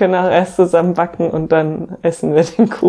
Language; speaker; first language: German; native; German